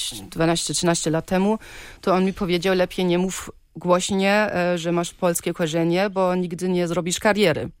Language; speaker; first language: Polish; early bilingual, heritage; Polish